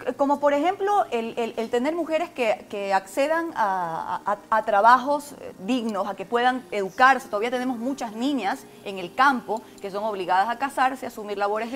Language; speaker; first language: Spanish; native; Spanish